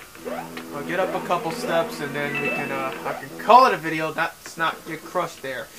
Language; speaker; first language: English; native; English